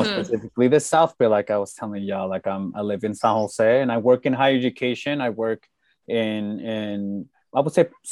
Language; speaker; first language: English; native; English